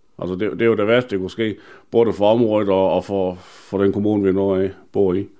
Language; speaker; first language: Danish; native; Danish